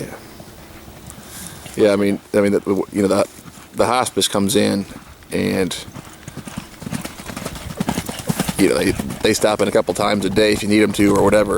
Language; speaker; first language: English; native; English